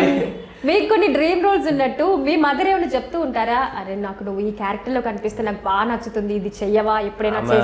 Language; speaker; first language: Telugu; native; Telugu